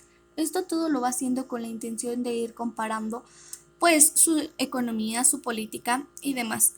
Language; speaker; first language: Spanish; native; Spanish